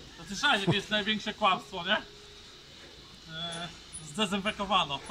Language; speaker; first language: Polish; native; Polish